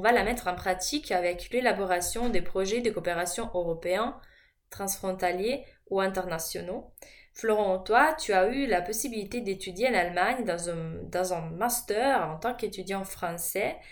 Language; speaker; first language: French; non-native, fluent; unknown